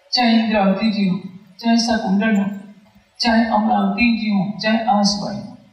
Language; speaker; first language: Hindi; native; Hindi